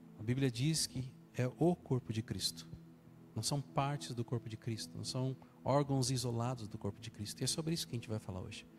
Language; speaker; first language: Portuguese; native; Portuguese